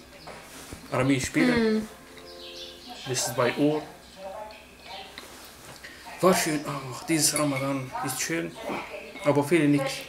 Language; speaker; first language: German; non-native, learner; Arabic